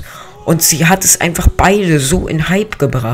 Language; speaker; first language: German; native; German